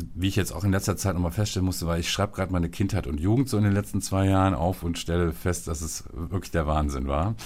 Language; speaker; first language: German; native; German